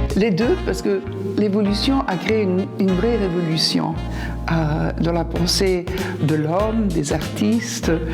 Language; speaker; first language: French; non-native, fluent; Italian